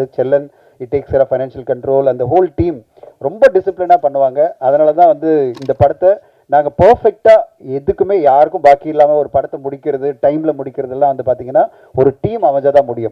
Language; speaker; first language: Tamil; native; Tamil